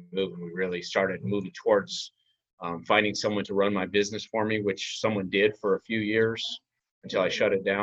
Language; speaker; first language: English; native; English